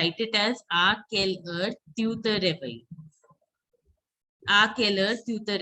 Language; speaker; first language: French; non-native, fluent; Hindi